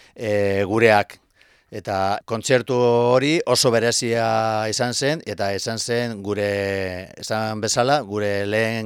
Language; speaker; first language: Basque; non-native, local second language; Spanish